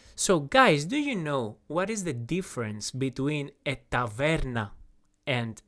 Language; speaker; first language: English; non-native, fluent; Greek